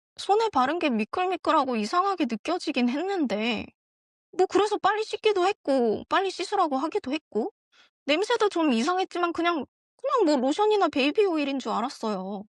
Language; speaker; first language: Korean; early bilingual, heritage; Korean